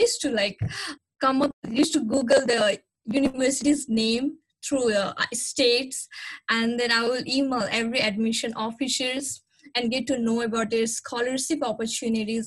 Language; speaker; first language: English; non-native, local second language; Nepali